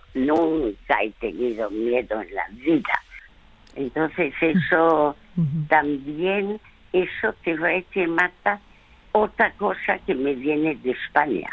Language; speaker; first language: Spanish; early bilingual, other home language; French